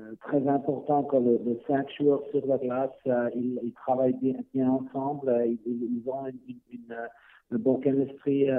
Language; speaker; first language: French; non-native, learner; Swiss German